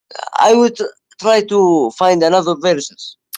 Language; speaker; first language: English; non-native, fluent; Arabic